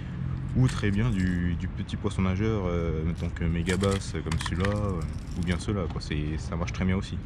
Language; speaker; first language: French; native; French